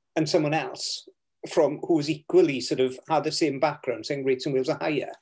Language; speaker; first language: English; native; English